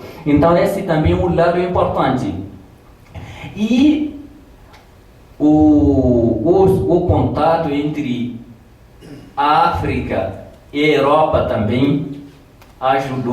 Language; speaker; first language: Portuguese; non-native, fluent; Tamasheq